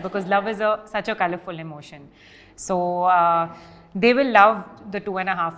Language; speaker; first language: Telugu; non-native, learner; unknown